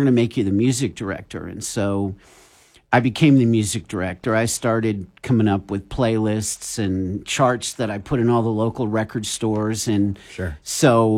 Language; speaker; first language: English; native; English